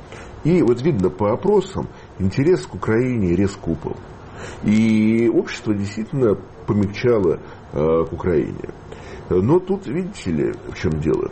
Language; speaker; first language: Russian; native; Russian